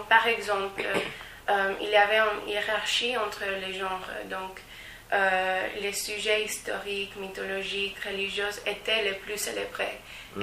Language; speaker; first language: French; non-native, learner; Spanish